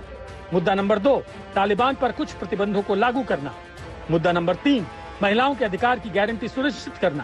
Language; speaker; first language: Hindi; native; Hindi